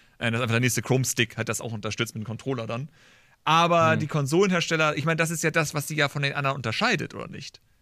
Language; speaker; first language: German; native; German